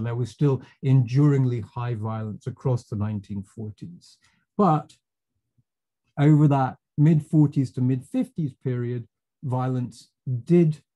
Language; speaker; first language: English; native; English